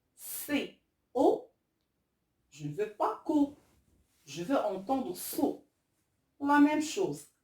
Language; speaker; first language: French; non-native, local second language; Arabic